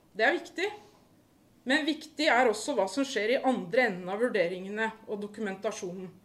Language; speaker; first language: Norwegian; native; Norwegian